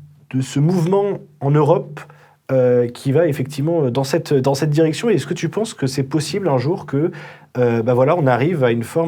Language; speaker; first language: French; native; French